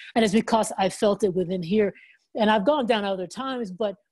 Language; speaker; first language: English; native; English